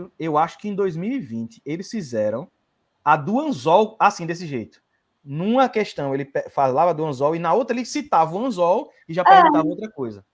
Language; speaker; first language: Portuguese; native; Portuguese